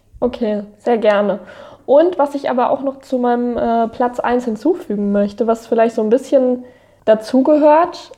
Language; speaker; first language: German; native; German